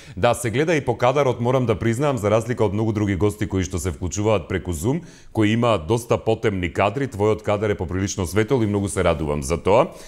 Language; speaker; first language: Macedonian; native; Macedonian